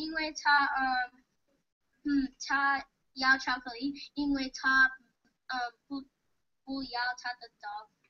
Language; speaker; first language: Chinese; non-native, learner; English